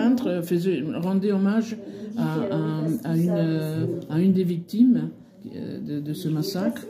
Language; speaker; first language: French; early bilingual, other home language; Spanish